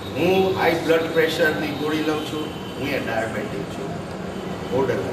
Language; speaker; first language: Gujarati; early bilingual, heritage; Gujarati